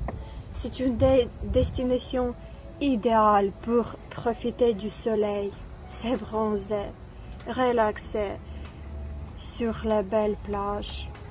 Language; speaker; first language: French; non-native, learner; Ukrainian